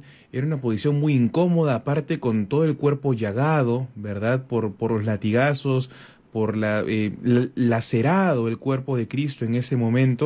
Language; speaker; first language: Spanish; native; Spanish